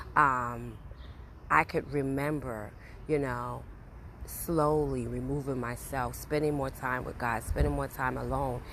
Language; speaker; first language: English; native; English